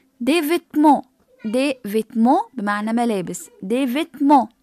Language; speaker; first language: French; non-native, fluent; Arabic